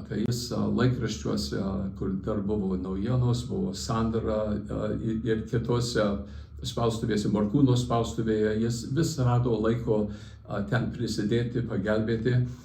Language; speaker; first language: Lithuanian; early bilingual, heritage; Lithuanian